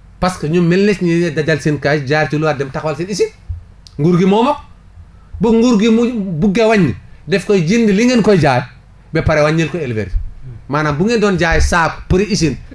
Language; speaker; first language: Wolof; non-native, local second language; Fula